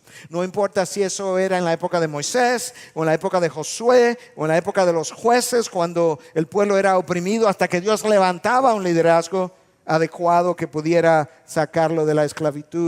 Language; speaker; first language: Spanish; native; Spanish